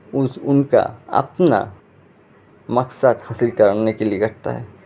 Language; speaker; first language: Hindi; non-native, fluent; Bangla